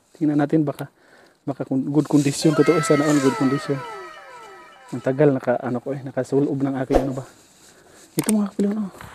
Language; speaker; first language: Filipino; non-native, local second language; Cebuano